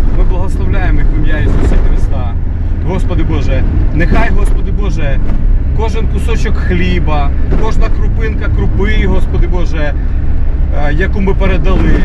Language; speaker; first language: Ukrainian; non-native, local second language; Russian